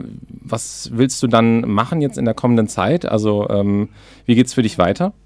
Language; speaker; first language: German; native; German